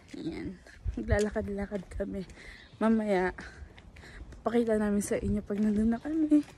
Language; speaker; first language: Filipino; native; Filipino